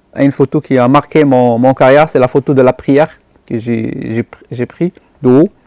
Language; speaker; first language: French; non-native, local second language; Arabic